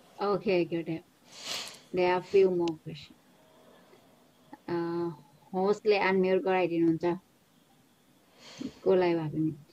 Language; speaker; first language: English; non-native, fluent; Nepali